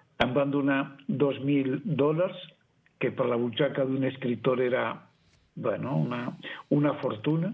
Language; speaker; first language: Catalan; non-native, fluent; Spanish